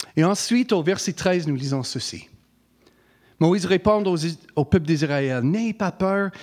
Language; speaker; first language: French; non-native, fluent; English